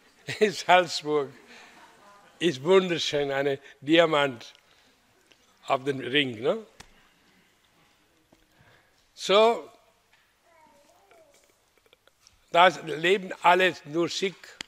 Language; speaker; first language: German; non-native, fluent; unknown